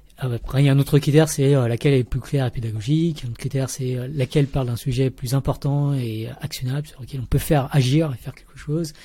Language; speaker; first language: French; early bilingual, other home language; Vietnamese